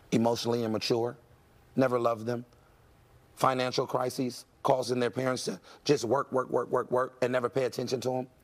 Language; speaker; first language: English; native; English